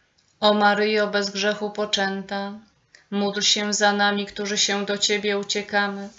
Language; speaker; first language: Polish; native; Polish